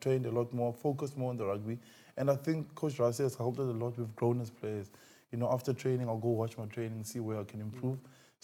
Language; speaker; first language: English; non-native, local second language; Xhosa